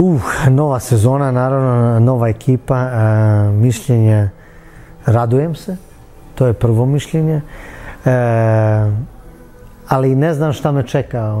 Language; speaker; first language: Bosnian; early bilingual, heritage; Bosnian